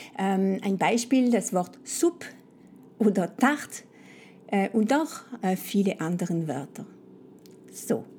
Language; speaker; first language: German; non-native, fluent; French